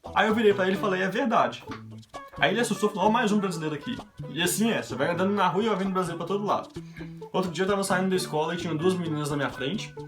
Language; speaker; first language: Portuguese; native; Portuguese